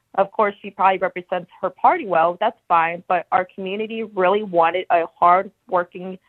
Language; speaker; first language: English; native; English